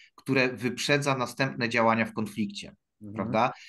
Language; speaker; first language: Polish; native; Polish